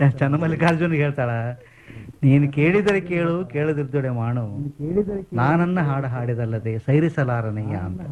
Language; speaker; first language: Kannada; native; Kannada